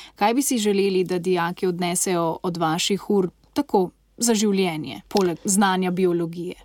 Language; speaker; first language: Slovenian; native; Slovenian